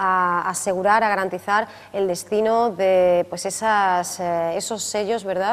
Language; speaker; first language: Spanish; native; Spanish